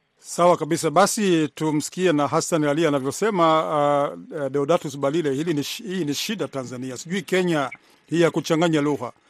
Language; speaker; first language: Swahili; non-native, local second language; Rundi